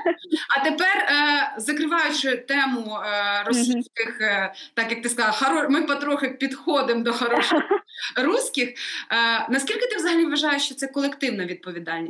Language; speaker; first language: Ukrainian; native; Ukrainian